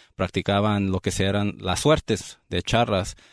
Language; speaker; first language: Spanish; early bilingual, other home language; English